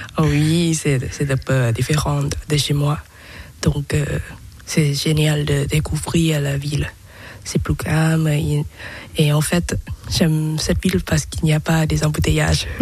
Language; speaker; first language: French; non-native, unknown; Thai